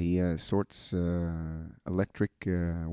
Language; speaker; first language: English; non-native, fluent; Norwegian